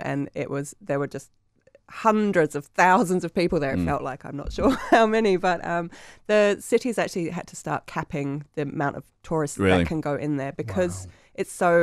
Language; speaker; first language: English; native; English